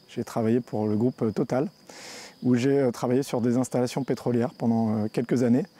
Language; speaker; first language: French; native; French